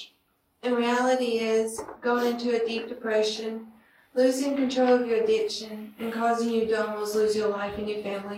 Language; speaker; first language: English; native; English